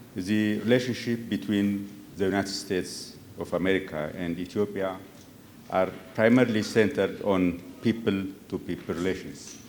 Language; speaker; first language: English; non-native, local second language; Amharic